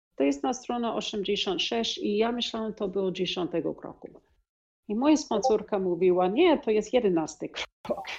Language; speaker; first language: Polish; non-native, learner; English